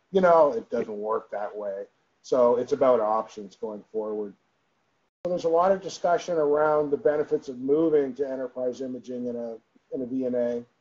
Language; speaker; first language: English; native; English